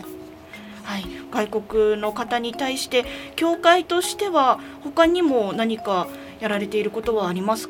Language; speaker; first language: Japanese; native; Japanese